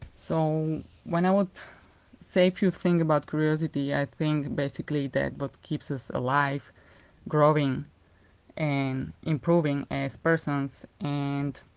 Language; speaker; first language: English; non-native, fluent; Slovak